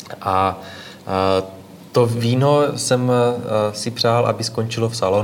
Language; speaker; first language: Czech; native; Czech